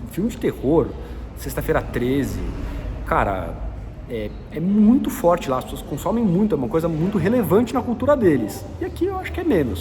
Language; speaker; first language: Portuguese; native; Portuguese